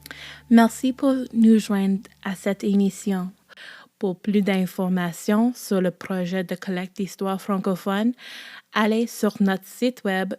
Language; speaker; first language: French; non-native, local second language; English